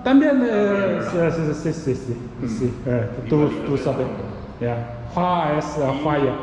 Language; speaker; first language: Spanish; non-native, learner; Korean